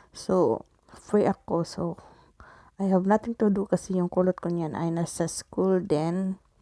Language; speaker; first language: Filipino; non-native, local second language; Cebuano